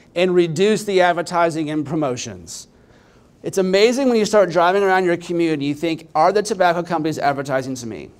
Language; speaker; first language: English; native; English